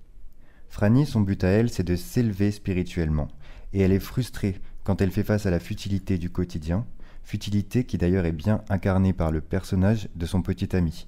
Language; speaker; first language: French; native; French